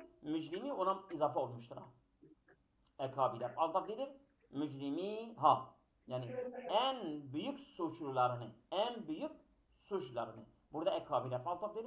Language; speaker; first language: Turkish; native; Turkish